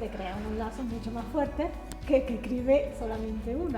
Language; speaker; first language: Spanish; native; Spanish